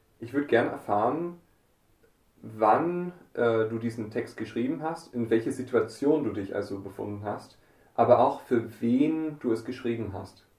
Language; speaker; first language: German; native; German